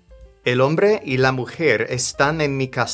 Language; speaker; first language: Spanish; non-native, fluent; English